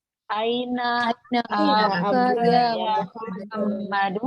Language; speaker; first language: Arabic; non-native, learner; Indonesian